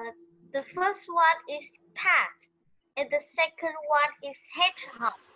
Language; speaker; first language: English; non-native, learner; Vietnamese